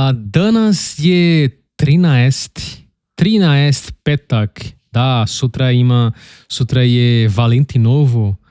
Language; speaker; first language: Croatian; non-native, learner; Portuguese